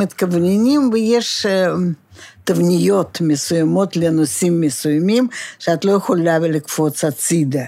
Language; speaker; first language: Hebrew; non-native, fluent; Russian